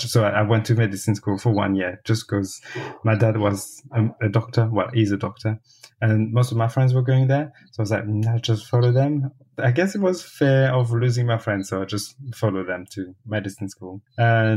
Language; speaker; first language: English; non-native, fluent; French